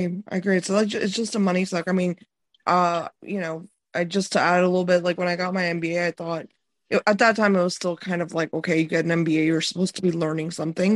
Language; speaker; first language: English; native; English